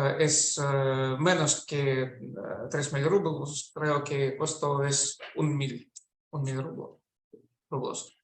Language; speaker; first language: Spanish; non-native, fluent; Russian